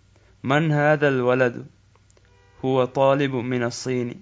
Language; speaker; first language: Arabic; non-native, learner; Divehi